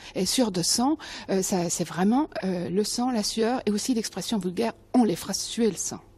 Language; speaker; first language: French; native; French